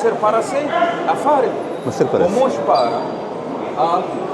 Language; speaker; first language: Turkish; non-native, learner; Arabic